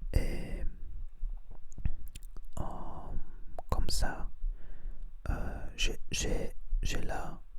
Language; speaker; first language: French; non-native, learner; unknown